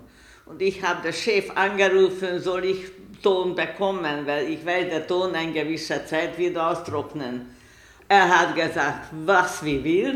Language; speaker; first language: German; non-native, learner; Hungarian